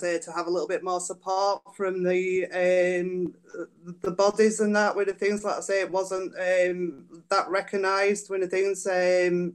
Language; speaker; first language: English; native; English